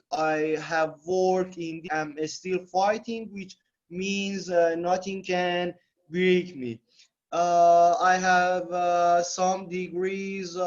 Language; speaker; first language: English; non-native, learner; Persian